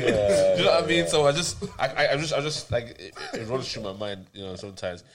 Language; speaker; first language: English; native; English